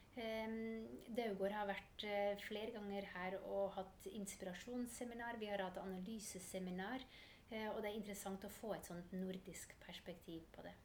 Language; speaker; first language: Norwegian; non-native, fluent; Dutch